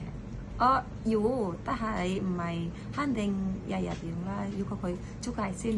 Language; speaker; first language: Cantonese; non-native, learner; Indonesian